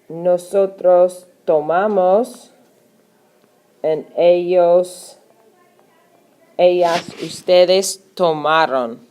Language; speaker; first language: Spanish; non-native, fluent; English